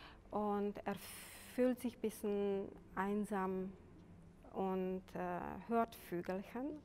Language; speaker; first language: German; non-native, fluent; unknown